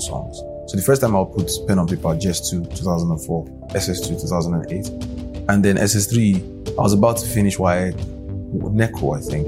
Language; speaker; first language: English; non-native, local second language; Yoruba